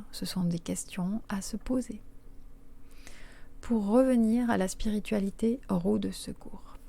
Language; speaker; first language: French; native; French